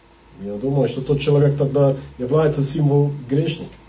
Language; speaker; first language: Russian; non-native, learner; English